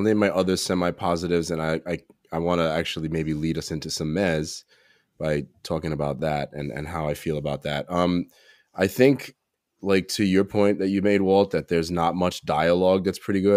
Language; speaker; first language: English; native; English